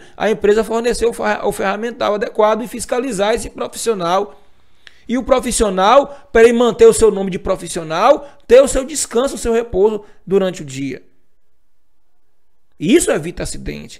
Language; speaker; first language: Portuguese; native; Portuguese